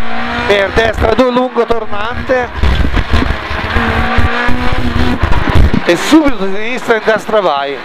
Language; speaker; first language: Italian; native; Italian